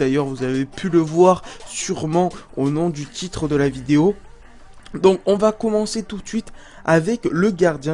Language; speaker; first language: French; native; French